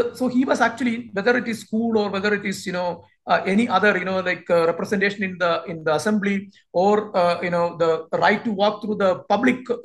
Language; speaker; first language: English; non-native, local second language; Malayalam